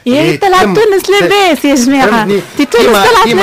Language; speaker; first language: Arabic; native; Arabic